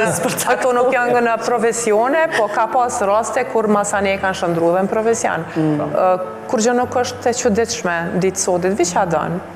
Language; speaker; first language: Albanian; native; Albanian